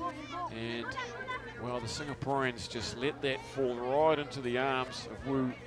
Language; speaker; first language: English; native; English